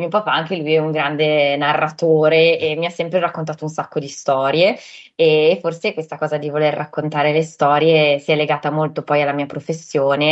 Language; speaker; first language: Italian; native; Italian